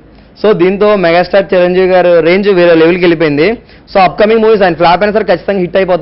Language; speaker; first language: Telugu; native; Telugu